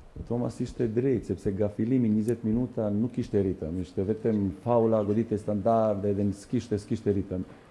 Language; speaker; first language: Albanian; non-native, learner; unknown